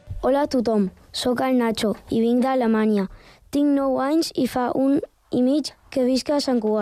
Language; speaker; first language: Catalan; early bilingual, other home language; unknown